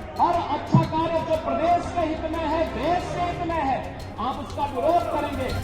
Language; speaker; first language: Hindi; native; Hindi